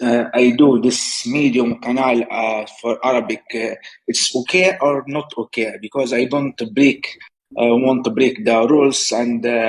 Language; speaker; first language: English; non-native, learner; Arabic